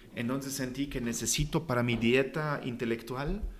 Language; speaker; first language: Spanish; non-native, fluent; German